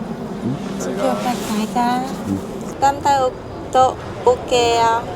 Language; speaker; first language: Korean; non-native, learner; Vietnamese